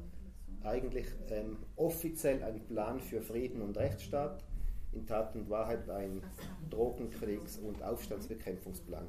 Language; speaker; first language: German; native; German